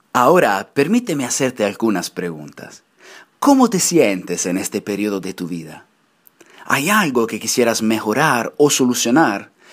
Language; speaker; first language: Spanish; non-native, fluent; Italian